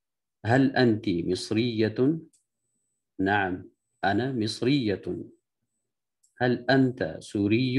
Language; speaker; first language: Arabic; non-native, fluent; Urdu